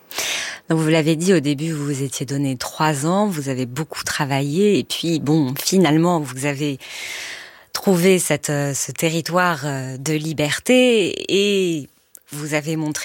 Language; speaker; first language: French; native; French